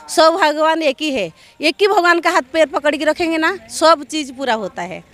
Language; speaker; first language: Hindi; non-native, local second language; Odia